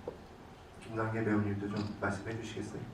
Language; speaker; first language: Korean; native; Korean